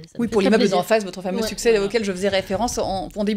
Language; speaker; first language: French; native; French